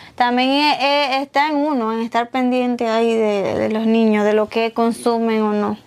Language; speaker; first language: Spanish; native; Spanish